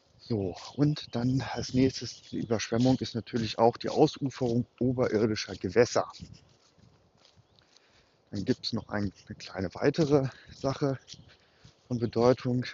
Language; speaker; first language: German; native; German